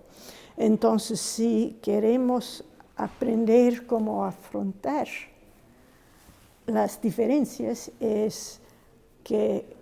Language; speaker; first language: Spanish; non-native, fluent; English